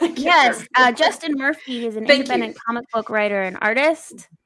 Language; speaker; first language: English; native; English